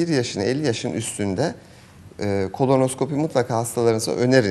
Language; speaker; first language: Turkish; native; Turkish